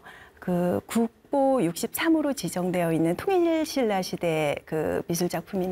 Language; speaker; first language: Korean; native; Korean